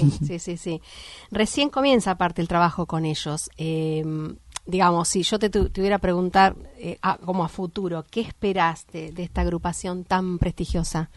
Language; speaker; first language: Spanish; native; Spanish